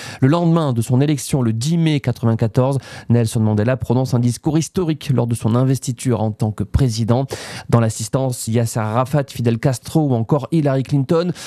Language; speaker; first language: French; native; French